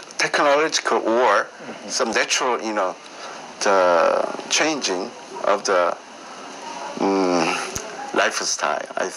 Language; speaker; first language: English; non-native, learner; Korean